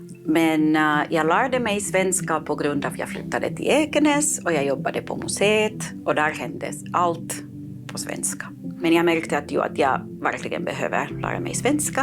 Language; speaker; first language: Swedish; non-native, fluent; Catalan